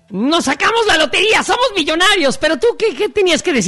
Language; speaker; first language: Spanish; native; Spanish